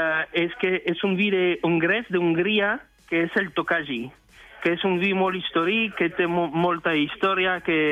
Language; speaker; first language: Catalan; non-native, fluent; French